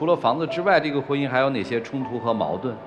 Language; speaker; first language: Chinese; native; Chinese